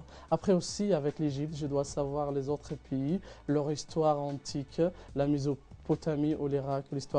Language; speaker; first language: French; non-native, fluent; Arabic